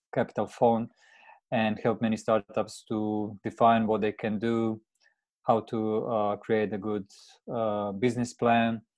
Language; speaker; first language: English; non-native, fluent; Croatian